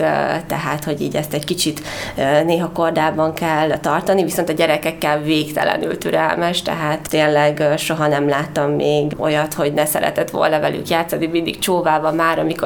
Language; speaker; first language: Hungarian; native; Hungarian